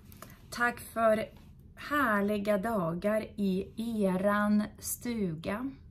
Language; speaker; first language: Swedish; non-native, fluent; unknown